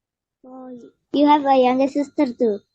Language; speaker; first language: English; non-native, learner; Tamil